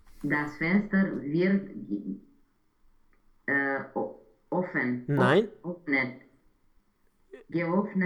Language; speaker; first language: German; non-native, learner; Romanian